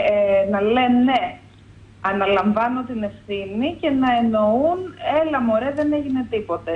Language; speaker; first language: Greek; native; Greek